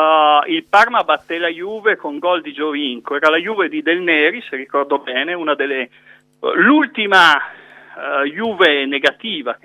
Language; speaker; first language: Italian; native; Italian